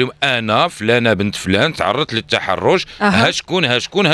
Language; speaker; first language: Arabic; native; Arabic